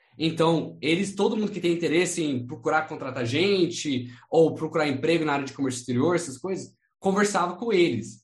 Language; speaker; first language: Portuguese; non-native, fluent; English